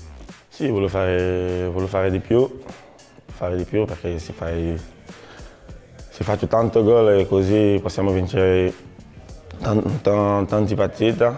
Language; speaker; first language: Italian; non-native, learner; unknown